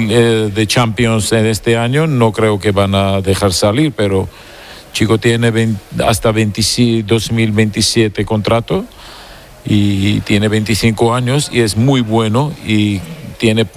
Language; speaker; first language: Spanish; non-native, fluent; Georgian